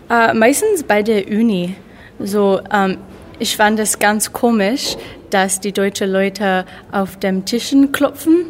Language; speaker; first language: German; non-native, learner; English